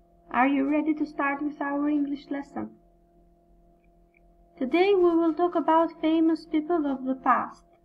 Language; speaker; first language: English; non-native, fluent; Albanian